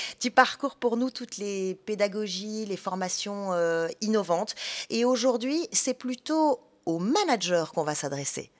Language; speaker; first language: French; native; French